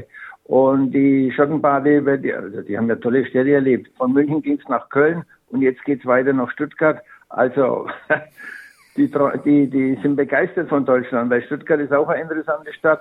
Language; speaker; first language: German; native; German